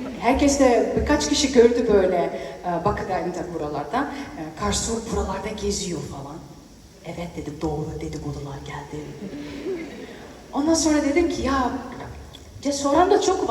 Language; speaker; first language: Turkish; early bilingual, heritage; Turkish